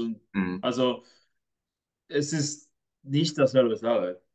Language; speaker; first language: German; non-native, fluent; Spanish